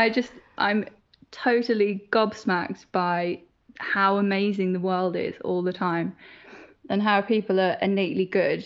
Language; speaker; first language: English; native; English